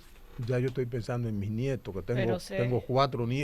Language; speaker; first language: Spanish; native; Spanish